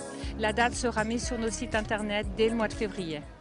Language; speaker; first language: French; native; French